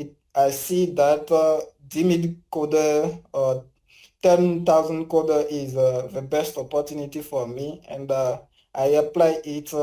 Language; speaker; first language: English; non-native, learner; French